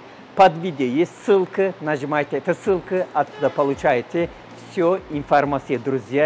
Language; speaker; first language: Russian; non-native, learner; Turkish